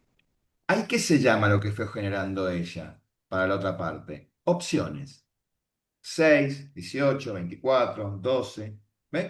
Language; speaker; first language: Spanish; native; Spanish